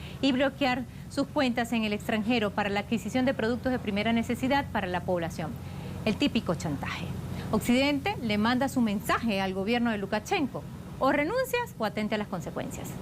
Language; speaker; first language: Spanish; native; Spanish